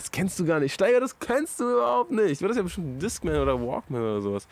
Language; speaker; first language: German; native; German